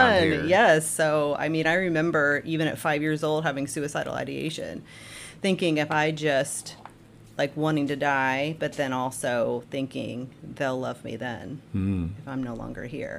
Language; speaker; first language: English; native; English